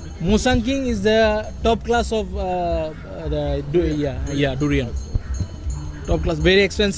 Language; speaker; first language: English; non-native, learner; Bangla